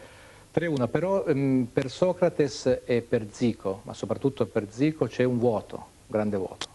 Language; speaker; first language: Italian; native; Italian